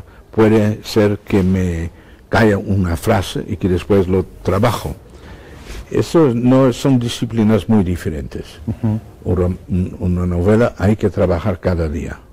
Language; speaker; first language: Spanish; non-native, fluent; Dutch